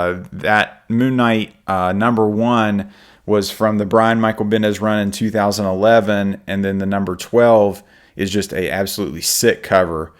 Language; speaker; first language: English; native; English